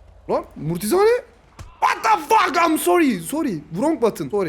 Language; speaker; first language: English; non-native, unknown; Turkish